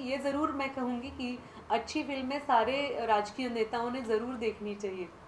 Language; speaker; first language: Hindi; non-native, local second language; Marathi